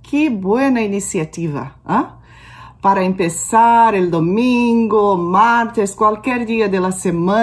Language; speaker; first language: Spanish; non-native, learner; Portuguese